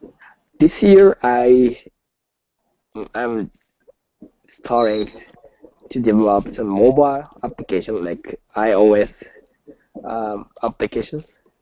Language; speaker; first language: English; non-native, learner; Japanese